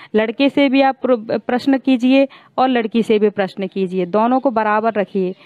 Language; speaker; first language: Hindi; native; Hindi